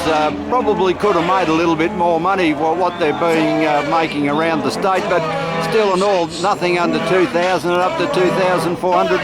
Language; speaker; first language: English; native; English